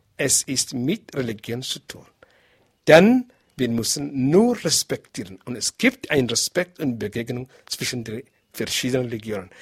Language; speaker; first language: German; non-native, learner; Arabic